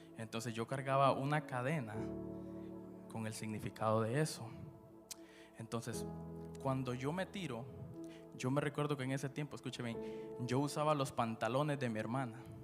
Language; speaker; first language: Spanish; native; Spanish